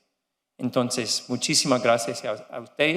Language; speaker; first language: Spanish; non-native, learner; English